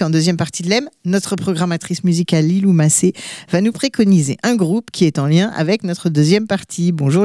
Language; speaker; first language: French; native; French